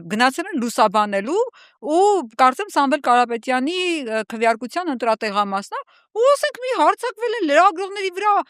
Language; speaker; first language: Armenian; native; Armenian